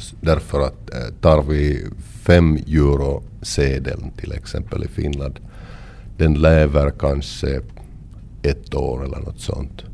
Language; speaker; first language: Swedish; non-native, local second language; Finnish